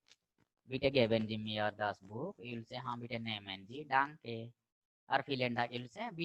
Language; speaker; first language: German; non-native, fluent; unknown